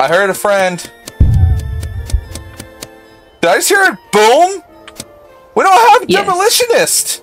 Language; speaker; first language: English; native; English